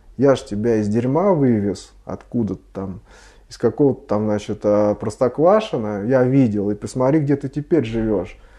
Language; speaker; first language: Russian; native; Russian